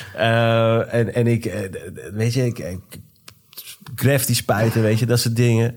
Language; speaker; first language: Dutch; early bilingual, other home language; Persian